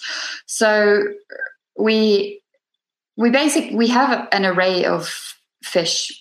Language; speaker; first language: English; native; English